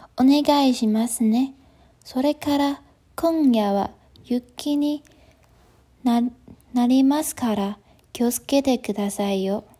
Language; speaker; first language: Japanese; non-native, learner; Chinese